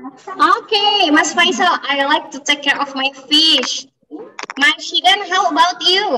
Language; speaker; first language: English; non-native, fluent; Indonesian